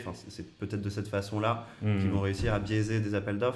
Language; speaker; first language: French; native; French